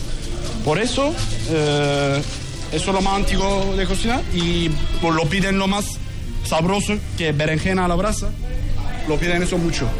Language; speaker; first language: Spanish; non-native, learner; Turkish